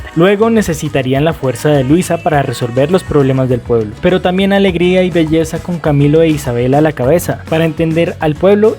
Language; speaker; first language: Spanish; native; Spanish